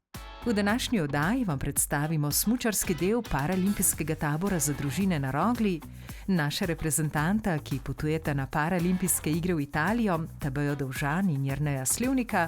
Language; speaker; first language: Slovenian; native; Slovenian